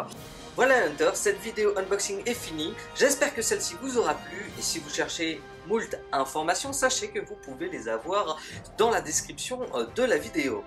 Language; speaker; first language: French; native; French